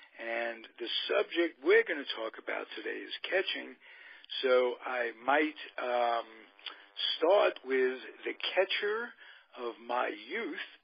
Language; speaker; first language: English; native; English